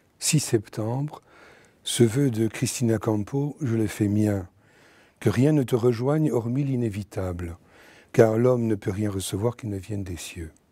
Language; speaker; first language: French; native; French